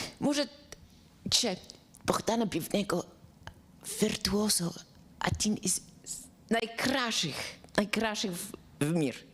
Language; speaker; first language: Ukrainian; non-native, learner; English